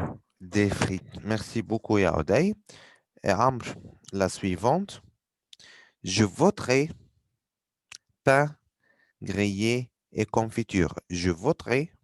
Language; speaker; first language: French; non-native, fluent; Arabic